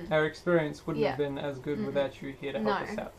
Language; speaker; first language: English; native; English